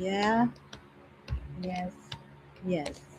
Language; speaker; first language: English; non-native, local second language; Filipino